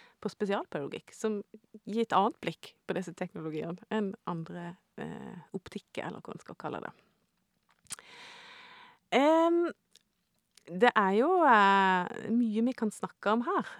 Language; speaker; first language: Norwegian; native; Norwegian